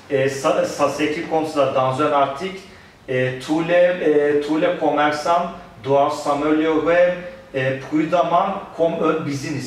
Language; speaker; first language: French; non-native, learner; Turkish